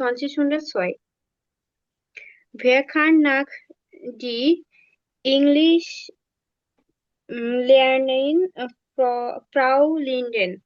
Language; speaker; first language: German; non-native, learner; Bangla